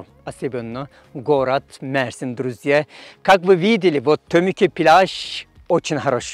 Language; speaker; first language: Russian; non-native, fluent; Turkish